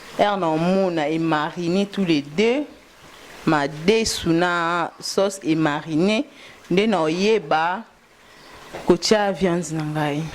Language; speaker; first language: Lingala; native; Lingala